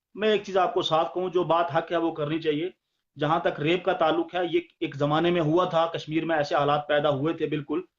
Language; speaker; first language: Urdu; non-native, local second language; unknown